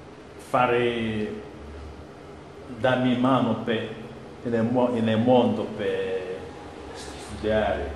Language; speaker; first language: Italian; non-native, learner; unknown